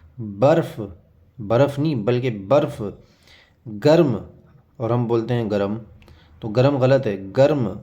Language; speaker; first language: Urdu; native; Urdu